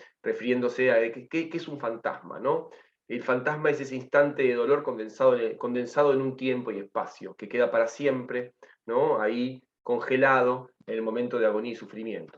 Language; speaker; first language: Spanish; native; Spanish